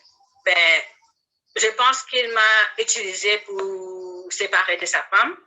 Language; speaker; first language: French; non-native, learner; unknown